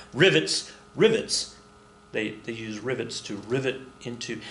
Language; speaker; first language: English; native; English